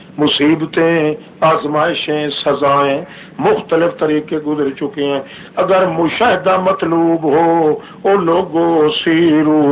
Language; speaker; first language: Urdu; non-native, local second language; Saraiki